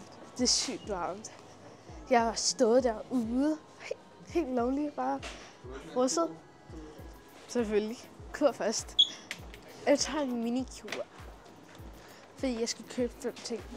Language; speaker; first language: Danish; early bilingual, other home language; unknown